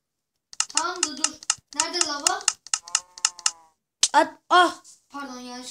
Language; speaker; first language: Turkish; native; Turkish